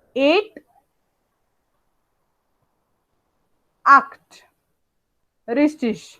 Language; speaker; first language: German; non-native, fluent; Marathi